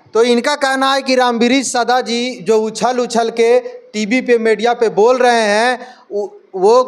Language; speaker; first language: Hindi; native; Hindi